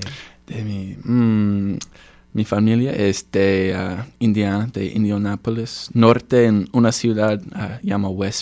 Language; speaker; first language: Spanish; non-native, learner; English